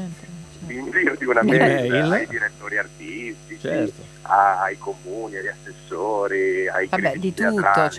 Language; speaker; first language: Italian; native; Italian